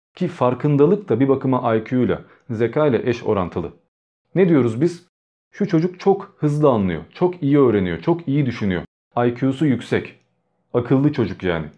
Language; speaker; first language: Turkish; early bilingual, other home language; Albanian